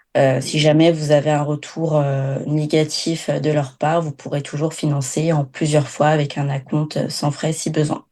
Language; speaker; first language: French; native; French